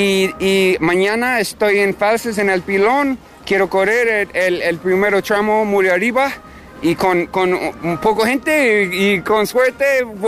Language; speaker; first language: Spanish; non-native, learner; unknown